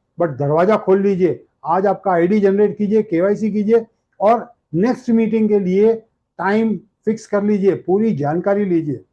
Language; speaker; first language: Hindi; non-native, local second language; Gujarati